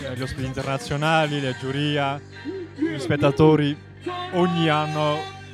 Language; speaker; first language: Italian; non-native, fluent; Dutch